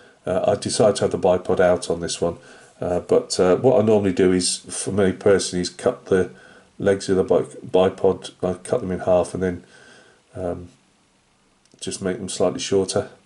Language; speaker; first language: English; native; English